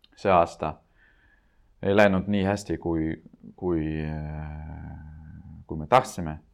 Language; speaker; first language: Estonian; non-native, local second language; Russian